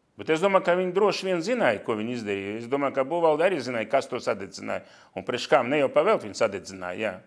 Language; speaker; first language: Latvian; non-native, local second language; Russian